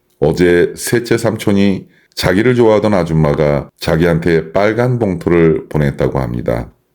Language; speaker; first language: Korean; non-native, fluent; Chinese